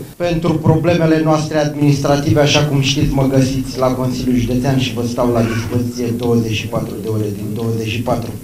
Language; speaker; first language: Romanian; native; Romanian